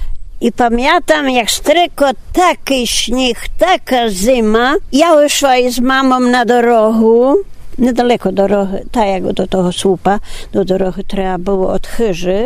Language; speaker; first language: Polish; non-native, local second language; Rusyn